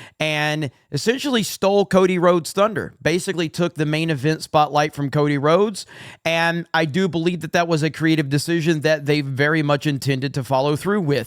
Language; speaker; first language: English; native; English